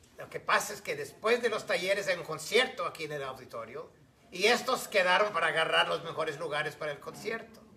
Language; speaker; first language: Spanish; non-native, fluent; English